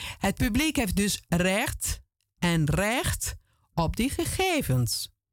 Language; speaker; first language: Dutch; non-native, fluent; Italian